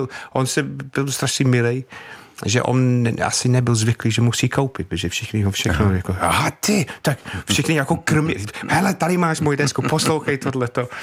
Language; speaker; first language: Czech; non-native, fluent; English